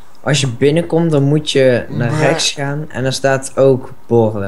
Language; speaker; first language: Dutch; native; Dutch